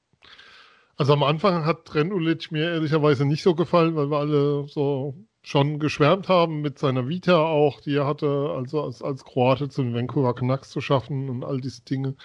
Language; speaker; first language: German; native; German